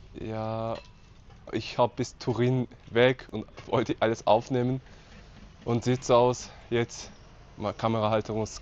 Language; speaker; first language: German; non-native, learner; Azerbaijani